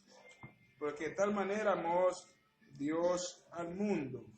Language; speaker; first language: Spanish; native; Spanish